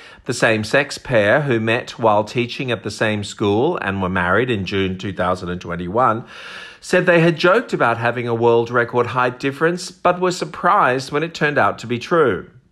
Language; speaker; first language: English; native; English